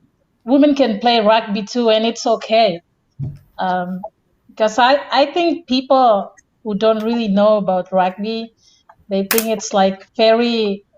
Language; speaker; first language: English; non-native, fluent; Indonesian